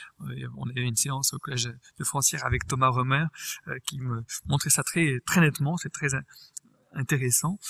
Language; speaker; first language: French; native; French